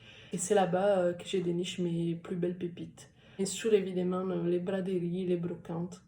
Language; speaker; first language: French; non-native, fluent; Italian